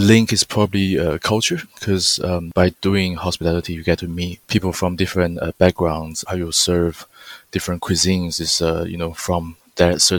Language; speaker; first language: English; non-native, fluent; Chinese